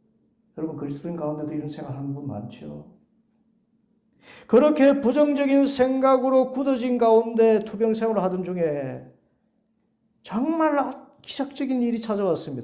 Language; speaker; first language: Korean; native; Korean